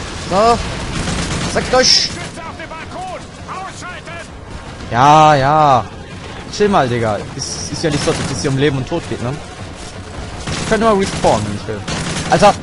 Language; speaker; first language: German; native; German